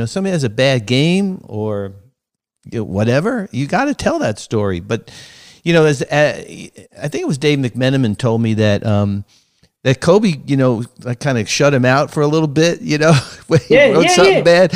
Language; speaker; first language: English; native; English